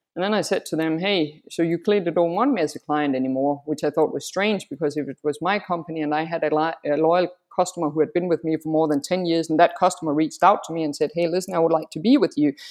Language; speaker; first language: English; non-native, fluent; Danish